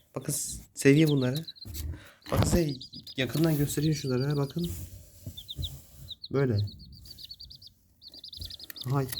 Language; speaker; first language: Turkish; native; Turkish